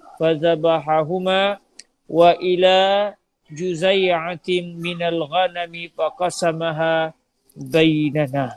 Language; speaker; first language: Arabic; non-native, fluent; Malay